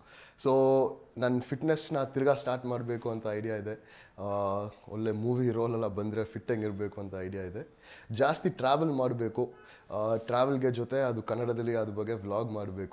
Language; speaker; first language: Kannada; non-native, local second language; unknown